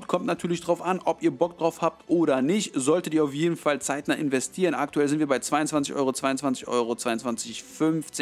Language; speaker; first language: German; native; German